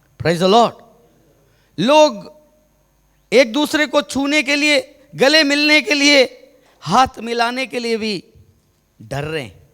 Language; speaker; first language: Hindi; non-native, local second language; Malayalam